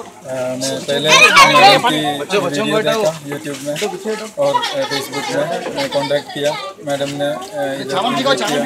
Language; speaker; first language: Hindi; non-native, local second language; Malayalam